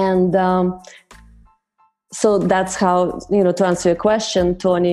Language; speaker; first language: English; non-native, fluent; Russian